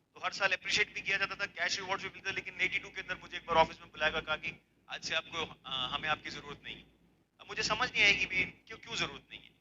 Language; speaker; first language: Hindi; native; Hindi